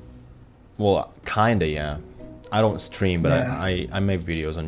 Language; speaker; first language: English; non-native, fluent; Indonesian